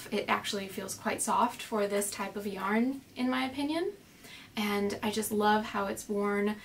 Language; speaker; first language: English; native; English